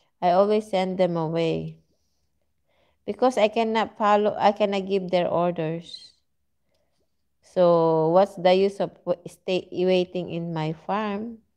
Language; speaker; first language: English; non-native, learner; Filipino